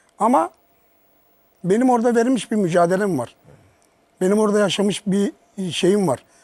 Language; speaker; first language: Turkish; early bilingual, heritage; Turkish